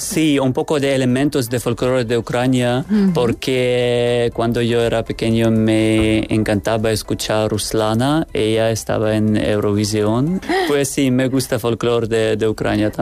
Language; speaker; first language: Spanish; non-native, learner; Ukrainian